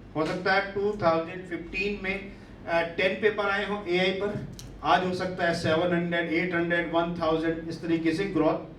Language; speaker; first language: Hindi; native; Hindi